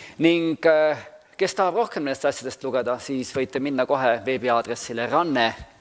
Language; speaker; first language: Estonian; native; Estonian